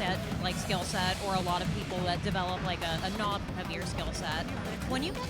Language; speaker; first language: English; native; English